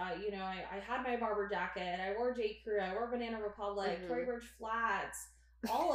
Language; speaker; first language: English; native; English